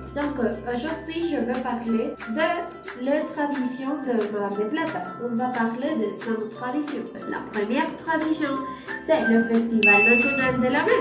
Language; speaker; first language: French; non-native, learner; Spanish